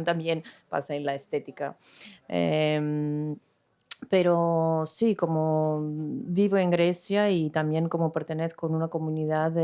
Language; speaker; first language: Spanish; non-native, fluent; Greek